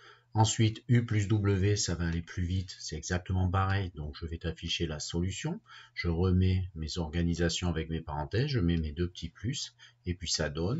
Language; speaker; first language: French; native; French